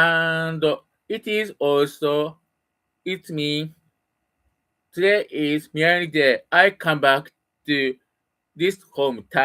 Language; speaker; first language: English; non-native, learner; Japanese